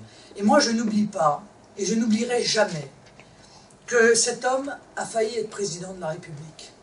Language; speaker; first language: French; native; French